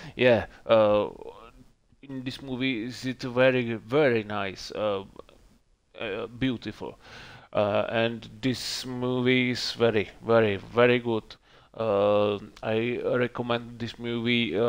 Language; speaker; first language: English; non-native, learner; Czech